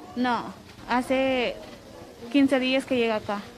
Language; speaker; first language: Spanish; native; Spanish